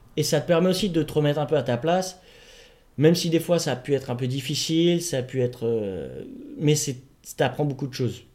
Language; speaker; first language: French; native; French